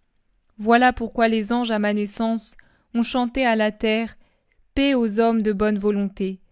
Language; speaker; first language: French; native; French